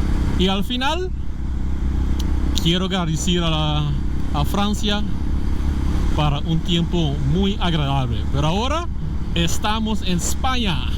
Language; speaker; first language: Spanish; non-native, learner; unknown